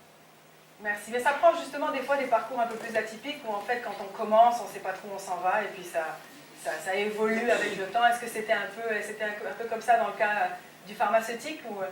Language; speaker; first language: French; native; French